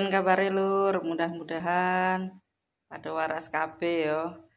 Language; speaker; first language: Indonesian; non-native, local second language; Javanese